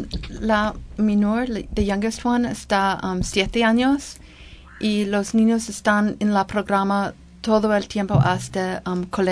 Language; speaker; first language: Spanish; non-native, learner; English